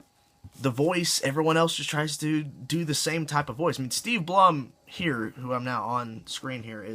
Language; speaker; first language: English; native; English